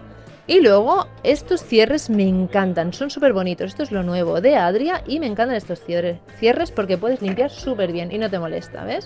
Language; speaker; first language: Spanish; native; Spanish